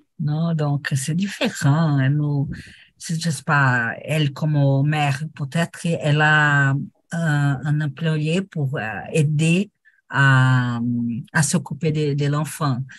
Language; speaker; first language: French; non-native, learner; Portuguese